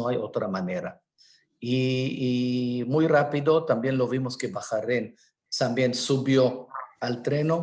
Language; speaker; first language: Spanish; non-native, fluent; Hebrew